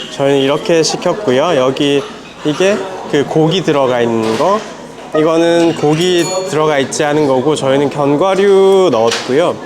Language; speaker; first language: Korean; native; Korean